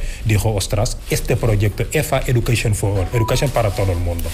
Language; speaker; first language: Spanish; non-native, fluent; Wolof